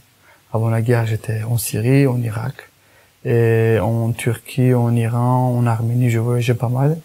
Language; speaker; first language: French; non-native, fluent; Kurdish